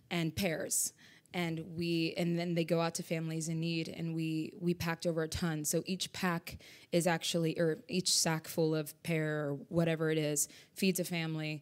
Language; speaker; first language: English; native; English